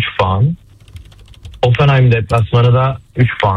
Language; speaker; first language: Turkish; native; Turkish